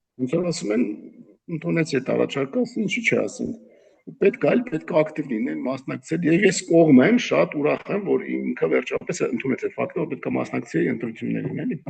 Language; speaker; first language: Armenian; native; Armenian